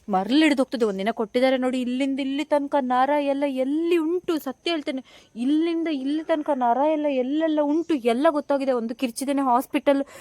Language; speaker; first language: Kannada; non-native, local second language; Tulu